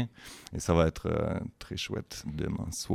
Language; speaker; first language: French; non-native, fluent; German